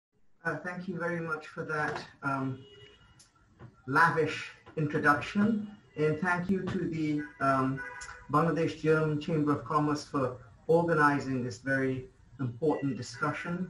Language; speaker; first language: English; non-native, local second language; Bangla